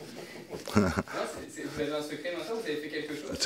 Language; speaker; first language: French; native; French